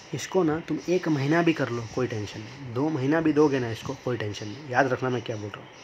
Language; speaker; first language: Hindi; non-native, local second language; Marathi